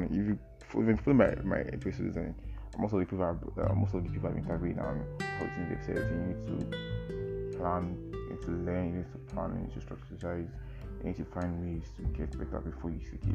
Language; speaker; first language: English; non-native, local second language; Yoruba